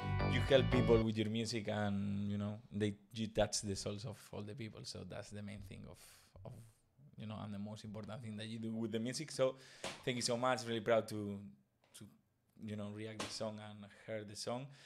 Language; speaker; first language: English; non-native, fluent; Spanish